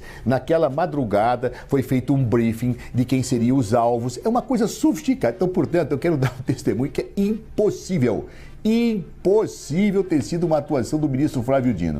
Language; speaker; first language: Portuguese; native; Portuguese